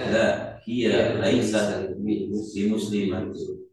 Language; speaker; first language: Arabic; non-native, learner; Indonesian